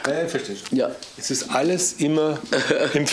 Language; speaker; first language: German; native; German